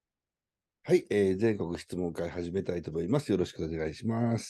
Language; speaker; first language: Japanese; native; Japanese